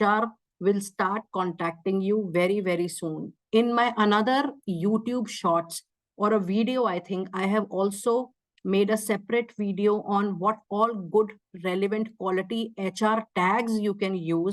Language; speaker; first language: English; non-native, local second language; Hindi